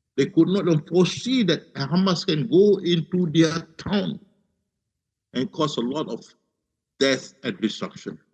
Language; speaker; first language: English; non-native, local second language; Malay